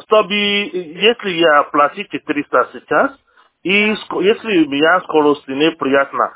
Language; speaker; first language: Russian; non-native, learner; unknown